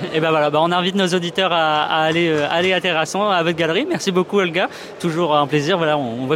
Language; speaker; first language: French; native; French